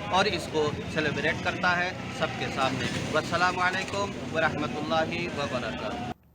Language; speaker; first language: Urdu; native; Urdu